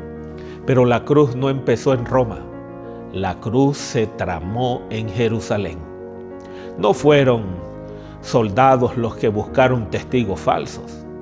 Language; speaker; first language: Spanish; native; Spanish